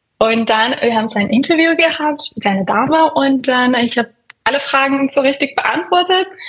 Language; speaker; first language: German; non-native, fluent; Persian